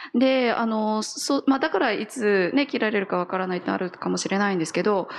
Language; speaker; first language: Japanese; native; Japanese